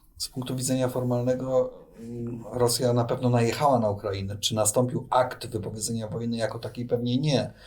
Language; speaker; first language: Polish; native; Polish